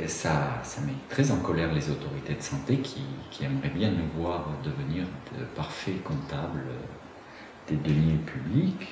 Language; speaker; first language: French; native; French